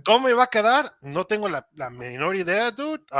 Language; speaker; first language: Spanish; early bilingual, heritage; Spanish